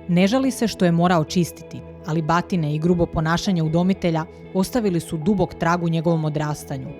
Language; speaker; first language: Croatian; native; Croatian